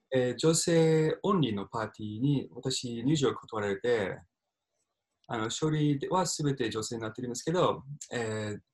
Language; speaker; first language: Japanese; non-native, fluent; English